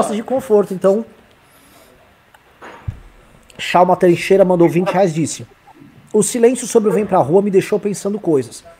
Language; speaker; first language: Portuguese; native; Portuguese